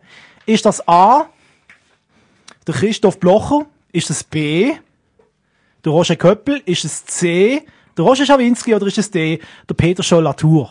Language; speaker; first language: German; native; German